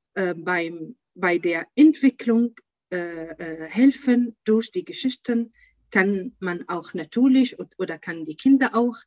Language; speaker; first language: German; non-native, learner; Arabic